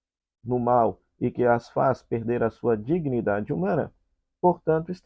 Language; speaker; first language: Portuguese; native; Portuguese